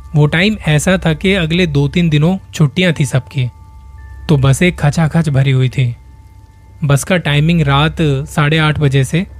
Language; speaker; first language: Hindi; native; Hindi